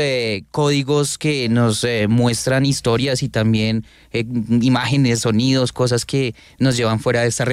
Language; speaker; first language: Spanish; native; Spanish